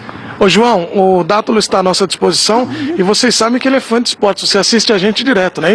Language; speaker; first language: Portuguese; native; Portuguese